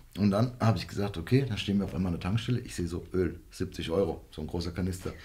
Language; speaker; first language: German; early bilingual, other home language; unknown